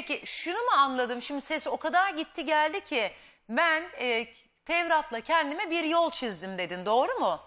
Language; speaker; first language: Turkish; native; Turkish